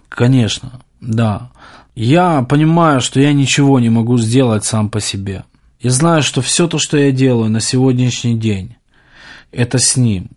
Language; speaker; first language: Russian; native; Russian